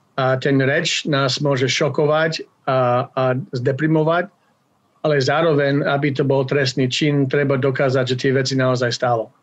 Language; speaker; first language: Slovak; non-native, fluent; English